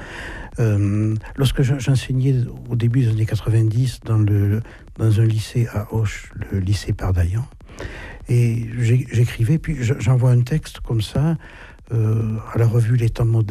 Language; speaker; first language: French; native; French